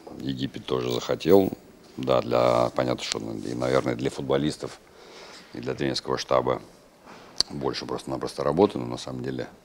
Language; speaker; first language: Russian; native; Russian